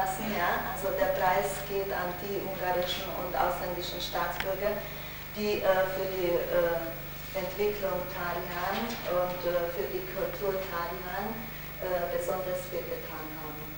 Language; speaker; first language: German; non-native, local second language; Hungarian